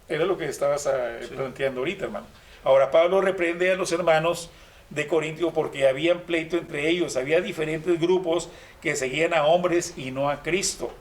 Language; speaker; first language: Spanish; native; Spanish